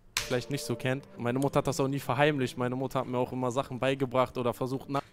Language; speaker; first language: German; native; German